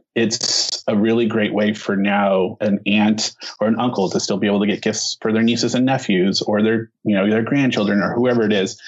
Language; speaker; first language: English; native; English